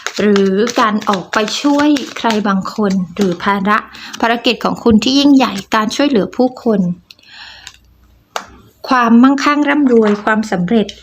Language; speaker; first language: Thai; native; Thai